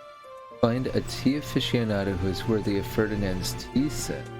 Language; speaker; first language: English; native; English